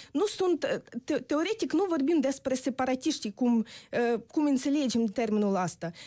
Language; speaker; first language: Romanian; non-native, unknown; Ukrainian